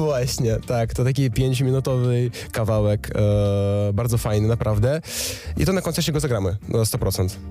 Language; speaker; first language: Polish; non-native, fluent; Ukrainian